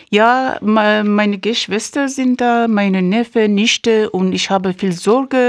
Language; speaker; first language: German; non-native, fluent; Persian